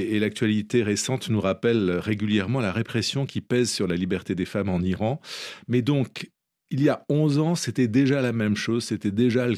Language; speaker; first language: French; native; French